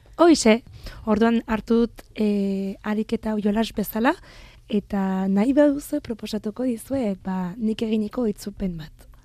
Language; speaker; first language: Basque; non-native, fluent; French